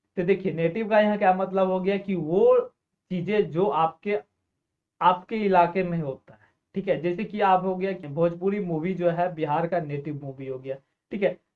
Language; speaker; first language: Hindi; native; Hindi